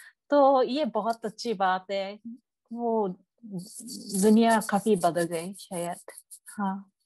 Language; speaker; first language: Hindi; non-native, learner; Japanese